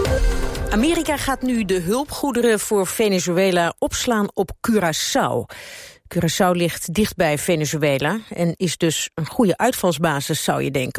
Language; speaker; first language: Dutch; native; Dutch